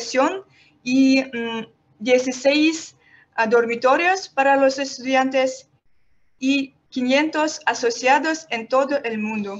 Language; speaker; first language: Spanish; non-native, learner; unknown